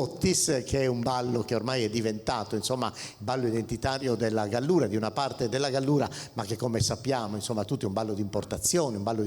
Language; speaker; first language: Italian; native; Italian